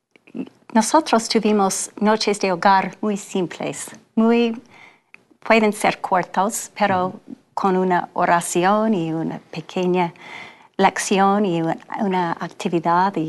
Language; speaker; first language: Spanish; non-native, fluent; English